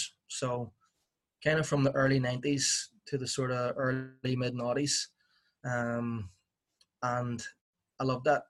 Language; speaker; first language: English; native; English